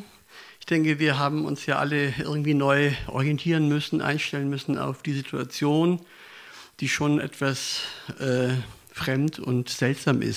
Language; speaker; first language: German; native; German